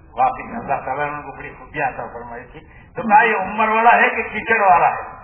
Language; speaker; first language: Urdu; non-native, local second language; Gujarati